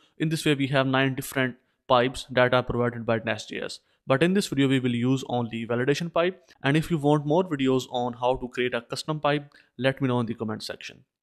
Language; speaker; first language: English; non-native, local second language; Urdu